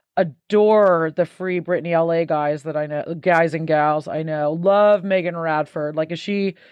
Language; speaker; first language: English; native; English